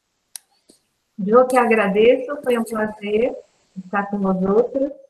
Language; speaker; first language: Spanish; non-native, learner; Portuguese